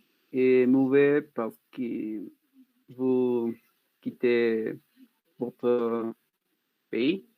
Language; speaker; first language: French; non-native, learner; Spanish